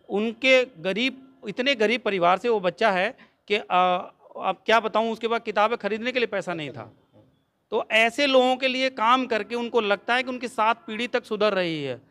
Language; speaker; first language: Hindi; native; Hindi